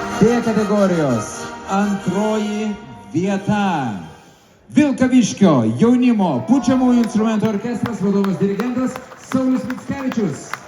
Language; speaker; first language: Lithuanian; native; Lithuanian